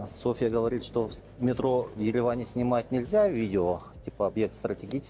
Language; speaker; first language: Russian; native; Russian